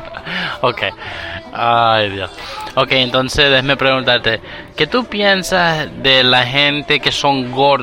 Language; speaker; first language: Spanish; early bilingual, heritage; Spanish